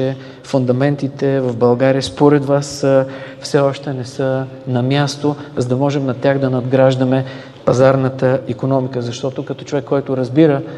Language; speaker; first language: Bulgarian; native; Bulgarian